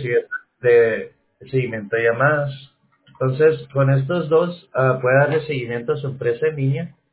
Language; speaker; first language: Spanish; native; Spanish